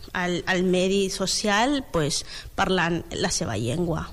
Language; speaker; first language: Catalan; non-native, learner; Spanish